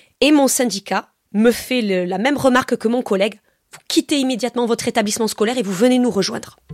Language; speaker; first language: French; native; French